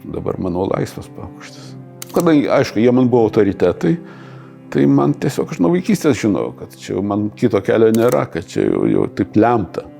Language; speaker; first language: Lithuanian; non-native, local second language; Russian